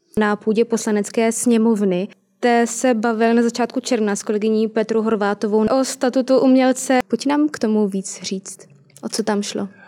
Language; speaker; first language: Czech; native; Czech